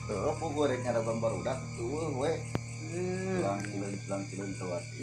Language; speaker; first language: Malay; non-native, local second language; Sundanese